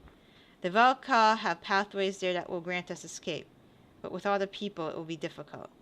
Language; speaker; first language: English; native; English